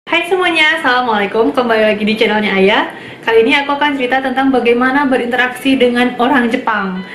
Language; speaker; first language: Indonesian; native; Indonesian